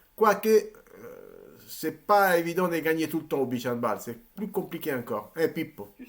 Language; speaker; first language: French; non-native, fluent; Italian